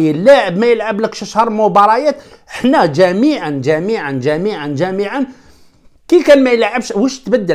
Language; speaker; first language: Arabic; native; Arabic